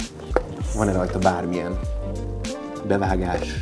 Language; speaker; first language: Hungarian; native; Hungarian